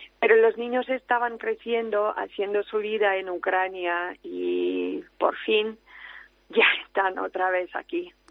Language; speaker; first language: Spanish; non-native, fluent; Ukrainian